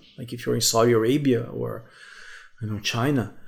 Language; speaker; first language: English; non-native, fluent; Portuguese